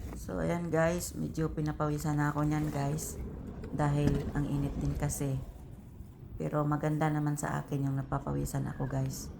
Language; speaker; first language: Filipino; non-native, local second language; Cebuano